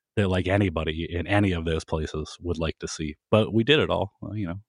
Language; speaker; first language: English; native; English